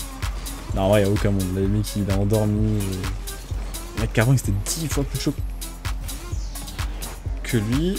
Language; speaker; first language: French; native; French